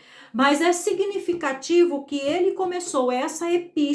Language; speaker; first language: Portuguese; native; Portuguese